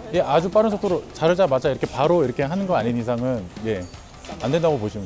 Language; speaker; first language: Korean; native; Korean